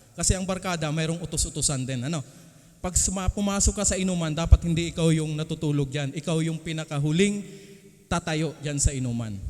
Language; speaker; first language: Filipino; non-native, local second language; Cebuano